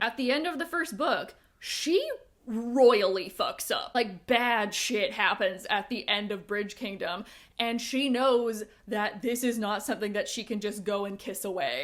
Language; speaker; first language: English; native; English